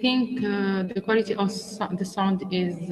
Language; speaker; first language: English; non-native, learner; Arabic